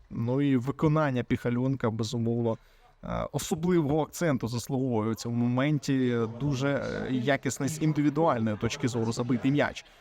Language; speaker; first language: Ukrainian; native; Ukrainian